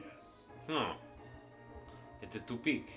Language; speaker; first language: Russian; non-native, learner; English